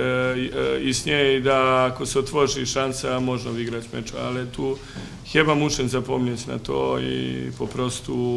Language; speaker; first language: Polish; non-native, learner; Serbian